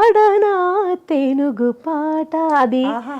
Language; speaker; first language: Telugu; non-native, fluent; Malayalam